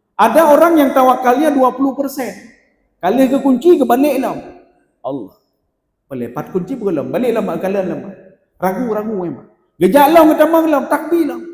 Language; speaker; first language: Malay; non-native, local second language; Achinese